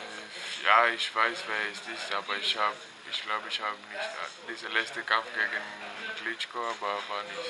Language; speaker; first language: German; non-native, learner; Finnish